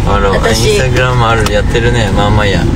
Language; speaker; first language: Japanese; early bilingual, other home language; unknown